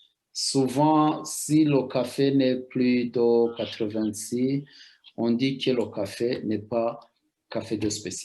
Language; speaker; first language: French; non-native, local second language; Rundi